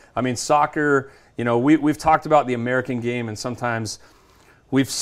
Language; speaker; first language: English; native; English